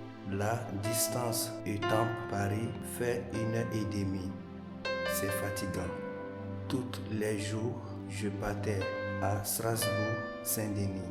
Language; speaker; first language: French; non-native, learner; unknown